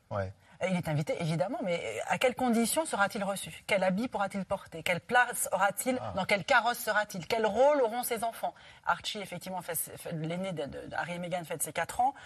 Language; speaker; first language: French; native; French